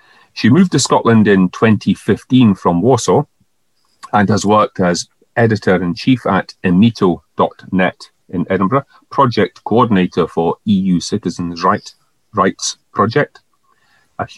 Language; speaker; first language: English; native; English